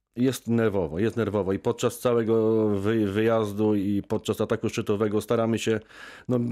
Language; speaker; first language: Polish; native; Polish